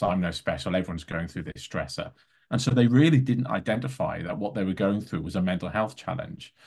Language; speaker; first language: English; native; English